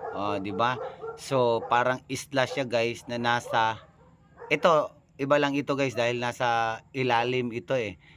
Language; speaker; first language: Filipino; non-native, local second language; Cebuano